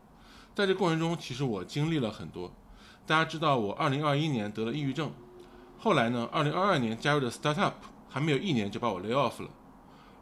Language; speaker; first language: Chinese; native; Chinese